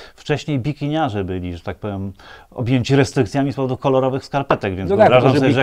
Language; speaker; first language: Polish; native; Polish